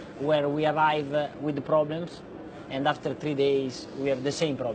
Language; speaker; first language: English; non-native, learner; Italian